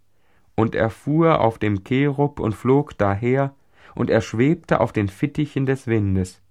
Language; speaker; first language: German; native; German